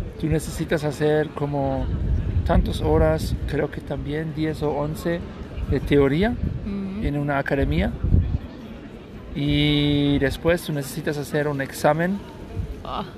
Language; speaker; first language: Spanish; non-native, learner; German